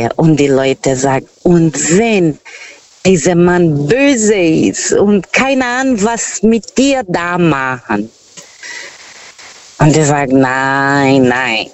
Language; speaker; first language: German; non-native, fluent; Portuguese